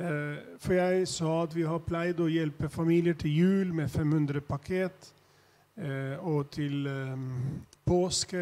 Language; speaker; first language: Swedish; non-native, fluent; Albanian